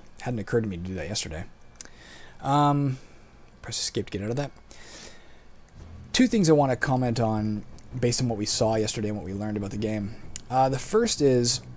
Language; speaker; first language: English; native; English